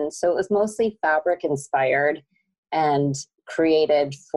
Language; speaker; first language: English; native; English